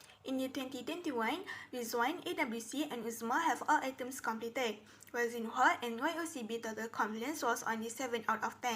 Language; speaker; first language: English; non-native, local second language; Malay